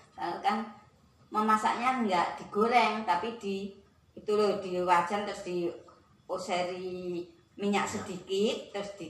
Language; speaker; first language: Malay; non-native, local second language; Javanese